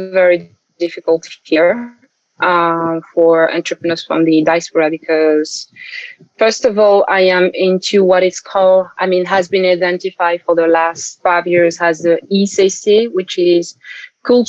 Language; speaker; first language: English; non-native, local second language; French